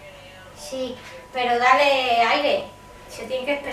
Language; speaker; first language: Spanish; native; Spanish